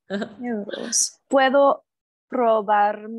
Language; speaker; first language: Spanish; non-native, learner; English